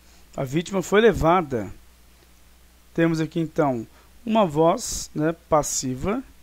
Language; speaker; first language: Portuguese; native; Portuguese